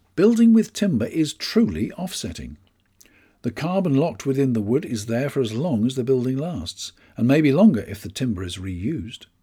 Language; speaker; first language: English; native; English